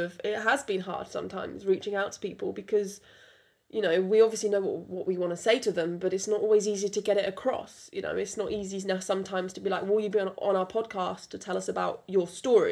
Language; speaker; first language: English; non-native, local second language; French